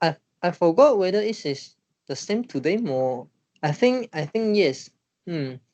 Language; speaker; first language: English; non-native, learner; Chinese